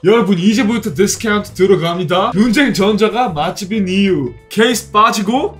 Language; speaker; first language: Korean; non-native, fluent; English